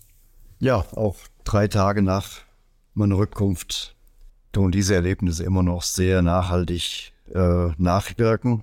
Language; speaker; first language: German; native; German